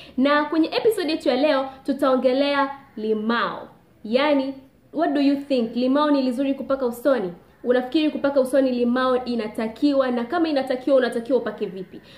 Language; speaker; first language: Swahili; native; Swahili